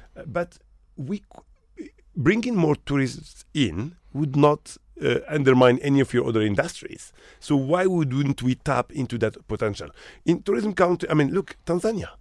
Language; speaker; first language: English; non-native, fluent; Arabic